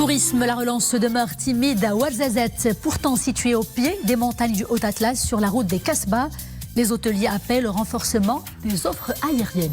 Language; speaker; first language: French; non-native, local second language; Arabic